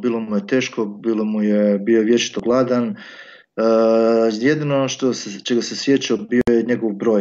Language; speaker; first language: Croatian; native; Croatian